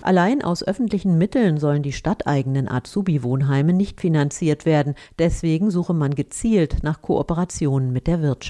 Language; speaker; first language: German; native; German